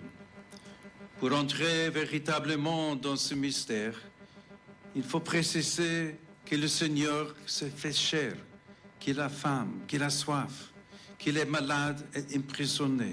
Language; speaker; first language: French; non-native, fluent; English